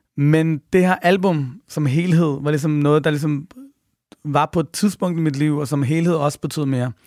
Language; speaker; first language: Danish; early bilingual, other home language; Persian